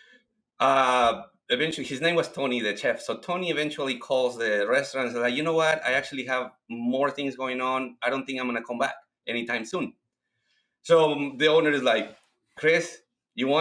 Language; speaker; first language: English; non-native, fluent; Spanish